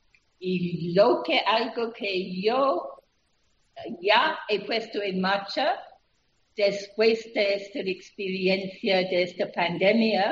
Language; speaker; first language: Spanish; non-native, fluent; English